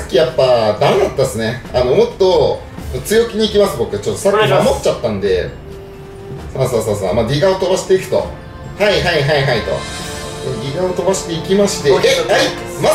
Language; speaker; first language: Japanese; native; Japanese